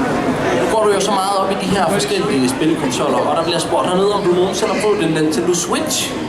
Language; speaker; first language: Danish; native; Danish